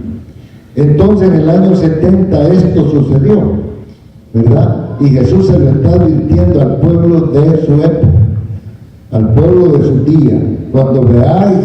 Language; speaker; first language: Spanish; native; Spanish